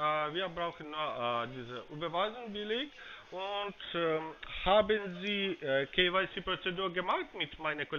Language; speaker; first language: German; non-native, fluent; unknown